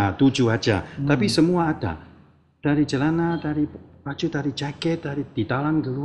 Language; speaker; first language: Indonesian; non-native, learner; Chinese